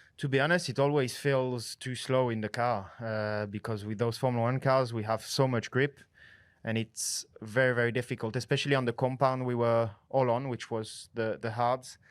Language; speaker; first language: English; non-native, fluent; French